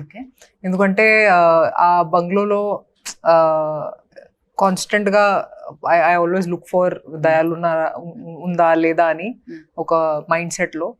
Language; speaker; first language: Telugu; non-native, fluent; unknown